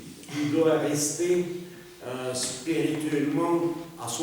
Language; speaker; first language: French; non-native, learner; Russian